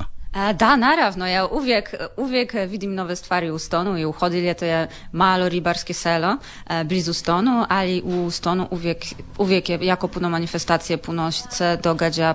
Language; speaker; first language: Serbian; non-native, learner; Polish